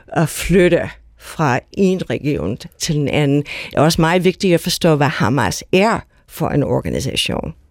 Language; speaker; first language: Danish; non-native, fluent; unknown